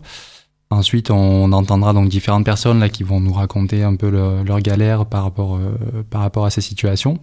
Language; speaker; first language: French; native; French